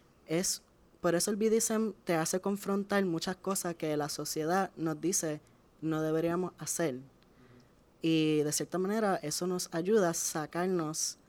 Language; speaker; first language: Spanish; native; Spanish